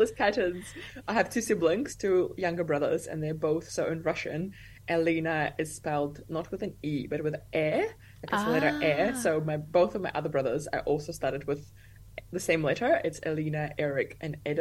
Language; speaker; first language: English; non-native, fluent; Russian